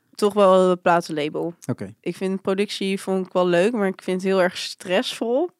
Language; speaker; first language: Dutch; native; Dutch